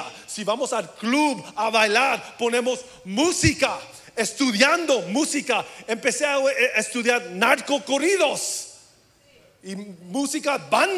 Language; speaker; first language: Spanish; early bilingual, heritage; English